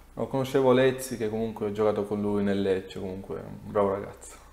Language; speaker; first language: Italian; early bilingual, other home language; Serbian